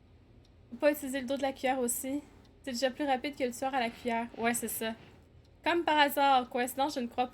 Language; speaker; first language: French; native; French